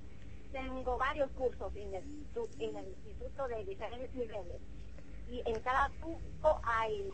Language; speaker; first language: Spanish; non-native, fluent; Chinese